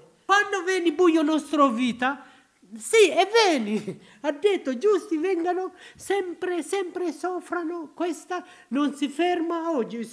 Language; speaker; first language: Italian; non-native, learner; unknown